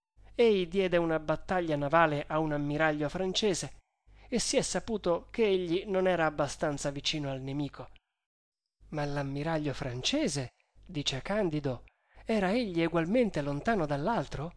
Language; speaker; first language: Italian; native; Italian